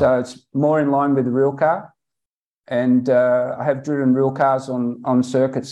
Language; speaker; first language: English; native; English